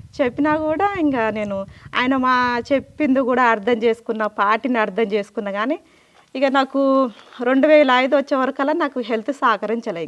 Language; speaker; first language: Telugu; native; Telugu